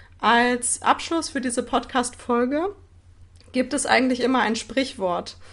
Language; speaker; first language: German; native; German